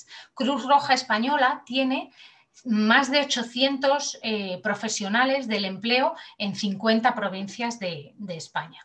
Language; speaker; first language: Spanish; native; Spanish